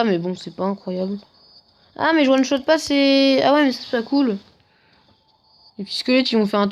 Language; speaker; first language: French; native; French